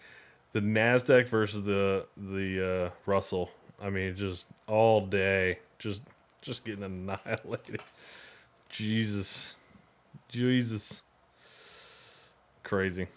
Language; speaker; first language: English; native; English